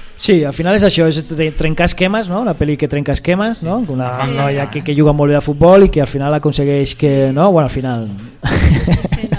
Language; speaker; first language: Catalan; native; Catalan